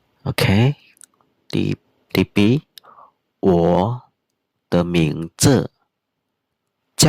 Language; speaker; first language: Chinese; non-native, fluent; Khmer